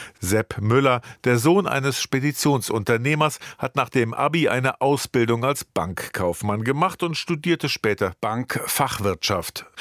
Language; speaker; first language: German; native; German